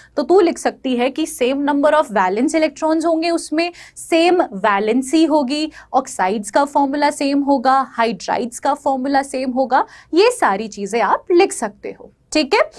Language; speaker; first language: Hindi; native; Hindi